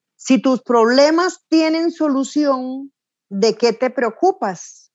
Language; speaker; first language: Spanish; native; Spanish